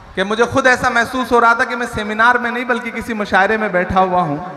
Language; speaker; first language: Hindi; non-native, local second language; Awadhi